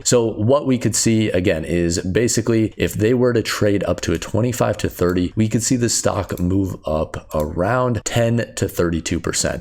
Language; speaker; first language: English; native; English